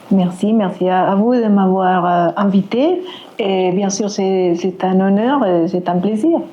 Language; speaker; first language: French; non-native, fluent; Spanish